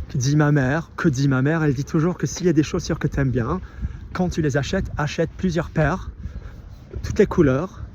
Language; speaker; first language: French; non-native, fluent; English